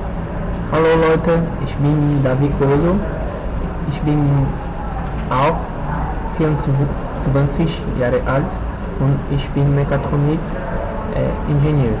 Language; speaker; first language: German; non-native, learner; Portuguese